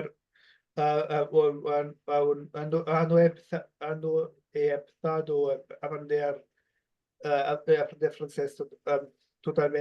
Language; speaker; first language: Spanish; non-native, learner; German